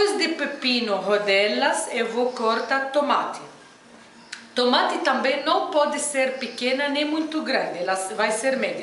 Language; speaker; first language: Portuguese; non-native, fluent; Arabic